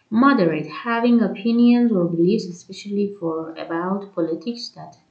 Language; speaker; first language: English; non-native, fluent; Persian